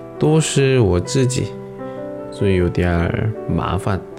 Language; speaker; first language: Chinese; non-native, learner; Korean